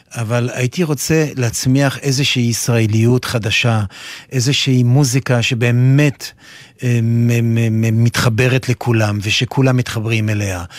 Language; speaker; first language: Hebrew; non-native, fluent; French